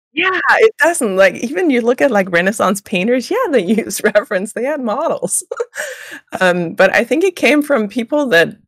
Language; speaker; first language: English; non-native, fluent; Danish